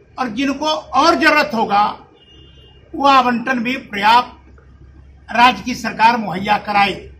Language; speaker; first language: Hindi; native; Hindi